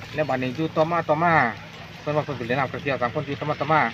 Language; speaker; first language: Thai; non-native, local second language; Northeastern Thai